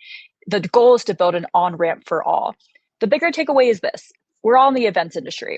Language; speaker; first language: English; native; English